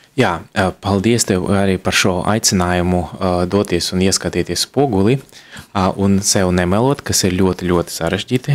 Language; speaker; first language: Latvian; non-native, local second language; Russian